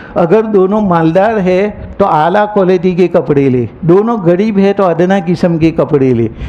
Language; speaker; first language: Urdu; non-native, local second language; Gujarati